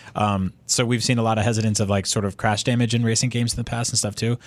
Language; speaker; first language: English; native; English